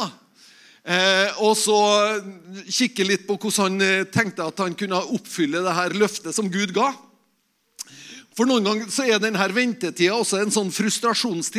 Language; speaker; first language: Norwegian; native; Norwegian